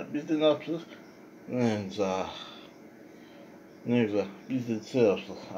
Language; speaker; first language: Turkish; non-native, learner; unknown